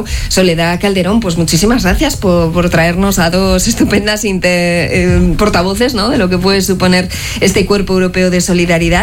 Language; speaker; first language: Spanish; native; Spanish